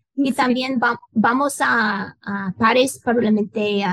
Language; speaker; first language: Spanish; non-native, learner; English